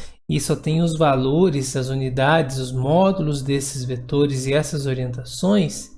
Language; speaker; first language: Portuguese; native; Portuguese